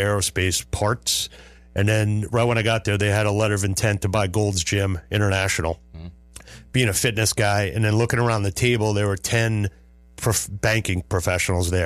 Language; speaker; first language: English; native; English